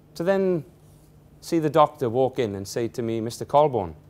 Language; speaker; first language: English; native; English